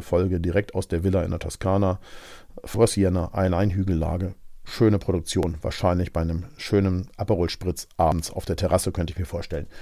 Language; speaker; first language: German; native; German